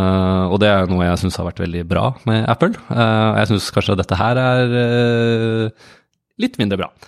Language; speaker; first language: Norwegian; native; Norwegian